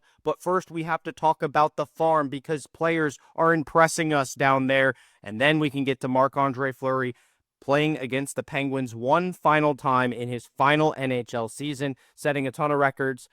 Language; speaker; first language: English; native; English